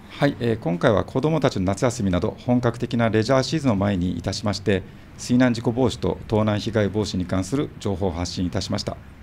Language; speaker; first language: Japanese; native; Japanese